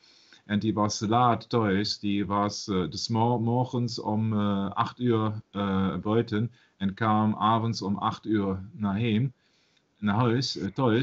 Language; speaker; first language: Dutch; non-native, learner; German